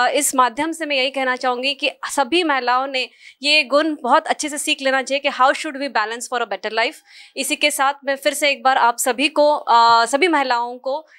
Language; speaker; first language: Hindi; non-native, local second language; Marathi